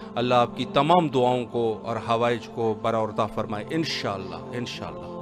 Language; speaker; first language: Urdu; native; Urdu